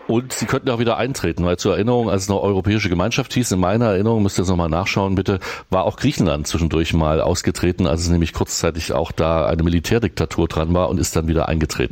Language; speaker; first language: German; native; German